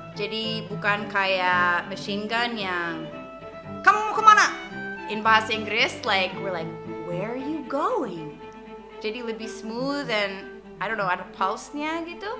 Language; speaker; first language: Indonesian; non-native, fluent; English